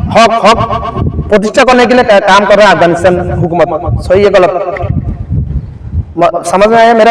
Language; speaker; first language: Hindi; non-native, fluent; Bangla